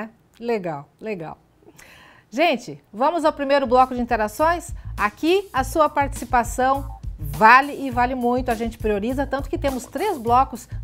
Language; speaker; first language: Portuguese; native; Portuguese